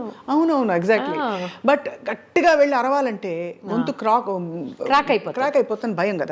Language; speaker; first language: Telugu; native; Telugu